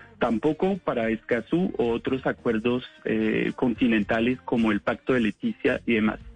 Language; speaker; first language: Spanish; non-native, fluent; French